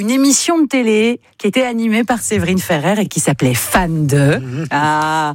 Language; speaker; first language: French; native; French